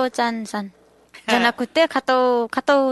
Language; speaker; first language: Japanese; non-native, learner; Nepali